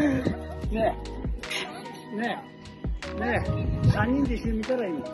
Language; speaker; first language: Japanese; native; Japanese